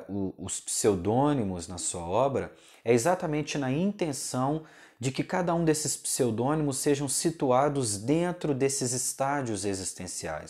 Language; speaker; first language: Portuguese; native; Portuguese